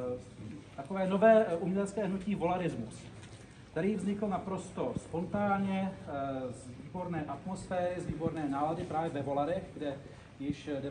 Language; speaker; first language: Czech; native; Czech